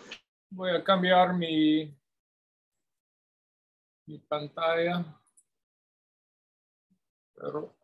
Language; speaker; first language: Spanish; non-native, fluent; English